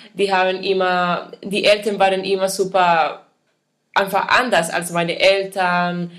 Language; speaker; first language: German; non-native, fluent; Spanish